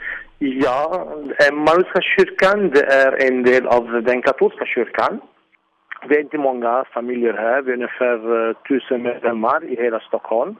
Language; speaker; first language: Swedish; non-native, fluent; Arabic